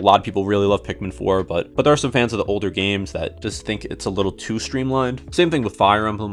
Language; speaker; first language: English; native; English